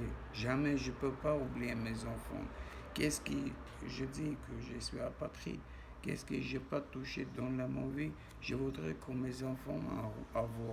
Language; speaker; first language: French; non-native, learner; Armenian